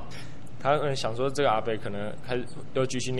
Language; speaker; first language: Chinese; native; Chinese